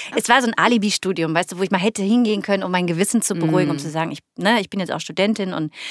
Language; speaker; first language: German; native; German